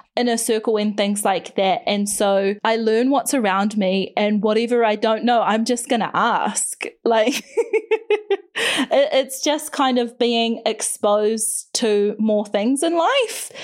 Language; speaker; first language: English; native; English